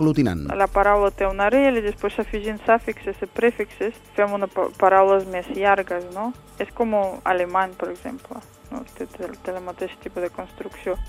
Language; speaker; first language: Catalan; non-native, fluent; Tatar